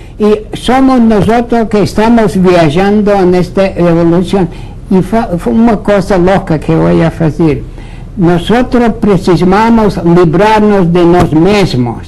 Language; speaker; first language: Portuguese; non-native, fluent; Latvian